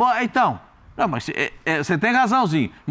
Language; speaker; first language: Portuguese; native; Portuguese